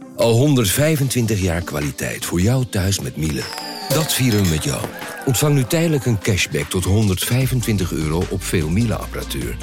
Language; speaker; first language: Dutch; native; Dutch